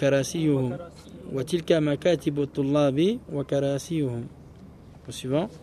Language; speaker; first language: Arabic; non-native, fluent; French